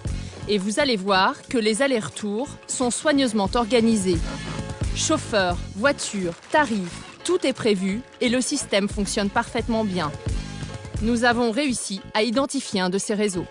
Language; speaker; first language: French; native; French